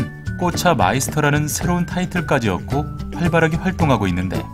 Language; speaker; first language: Korean; native; Korean